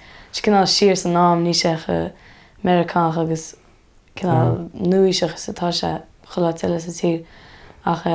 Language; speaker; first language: Irish; native; Irish